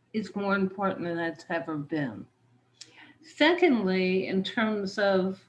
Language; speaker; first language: English; native; English